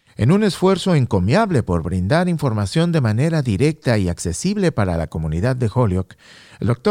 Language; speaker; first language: Spanish; native; Spanish